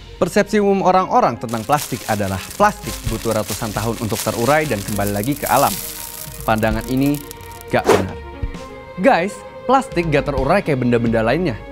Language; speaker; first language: Indonesian; native; Indonesian